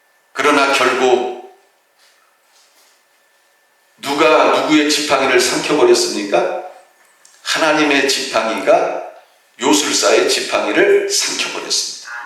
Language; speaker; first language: Korean; native; Korean